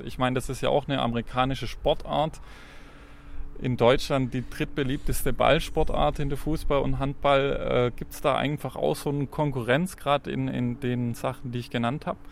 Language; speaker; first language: German; native; German